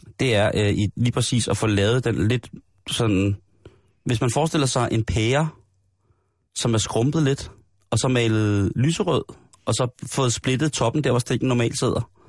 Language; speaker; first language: Danish; native; Danish